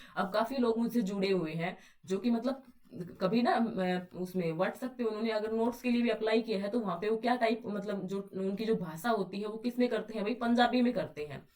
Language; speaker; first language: Hindi; native; Hindi